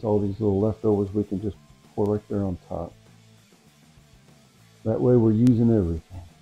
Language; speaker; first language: English; native; English